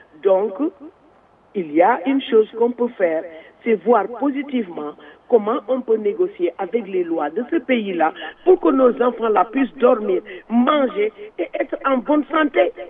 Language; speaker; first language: French; non-native, local second language; Wolof